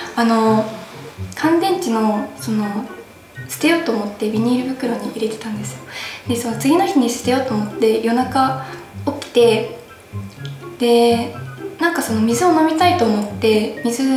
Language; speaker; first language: Japanese; native; Japanese